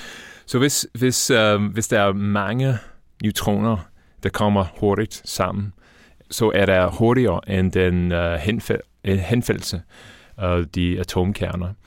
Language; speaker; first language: Danish; non-native, fluent; English